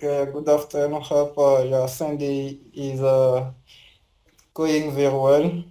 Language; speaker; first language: English; non-native, learner; French